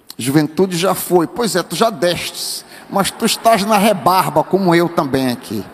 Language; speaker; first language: Portuguese; native; Portuguese